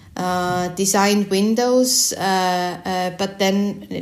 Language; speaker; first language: English; non-native, fluent; Estonian